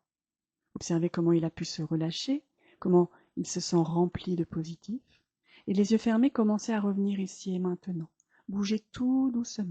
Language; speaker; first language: French; native; French